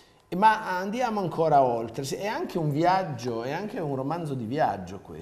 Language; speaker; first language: Italian; native; Italian